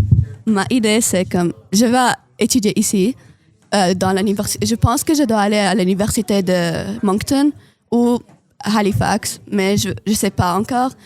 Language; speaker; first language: French; non-native, local second language; Arabic